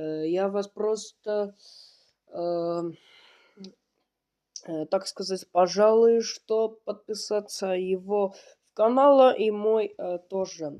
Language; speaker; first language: Russian; non-native, learner; Armenian